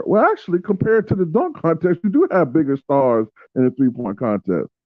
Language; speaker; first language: English; native; English